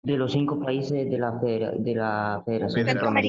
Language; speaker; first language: Spanish; native; Spanish